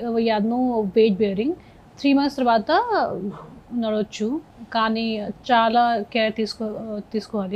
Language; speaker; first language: Telugu; non-native, fluent; Hindi